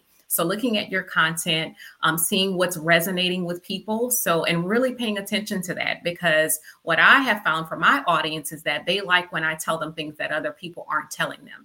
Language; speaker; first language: English; native; English